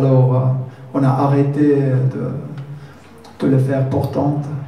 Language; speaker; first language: French; non-native, learner; German